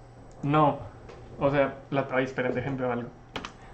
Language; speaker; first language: Spanish; native; Spanish